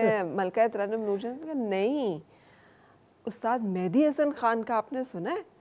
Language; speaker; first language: Urdu; native; Urdu